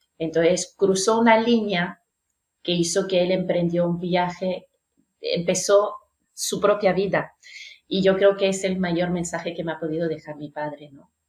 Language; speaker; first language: Spanish; non-native, fluent; French